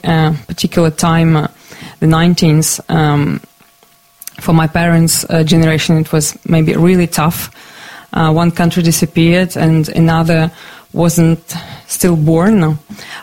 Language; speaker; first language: English; non-native, fluent; Ukrainian